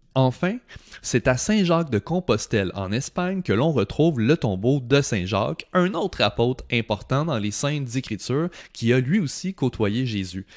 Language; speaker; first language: French; native; French